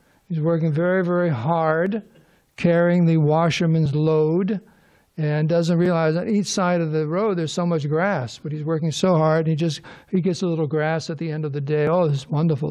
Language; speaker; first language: English; native; English